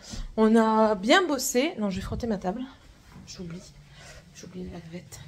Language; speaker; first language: French; native; French